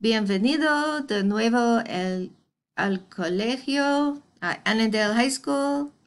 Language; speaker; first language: Spanish; non-native, fluent; English